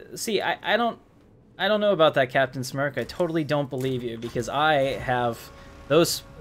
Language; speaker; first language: English; native; English